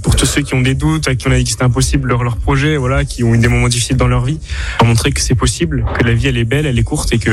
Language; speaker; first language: French; native; French